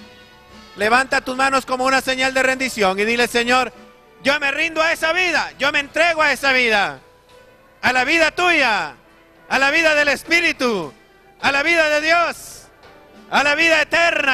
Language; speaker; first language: Spanish; native; Spanish